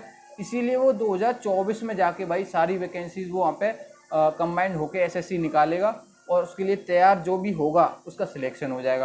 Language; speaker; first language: Hindi; native; Hindi